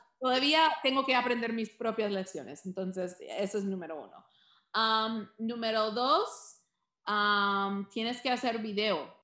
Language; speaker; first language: Spanish; early bilingual, heritage; Spanish